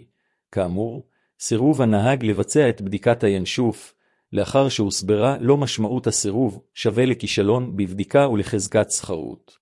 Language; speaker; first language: Hebrew; native; Hebrew